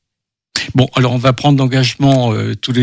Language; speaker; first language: French; native; French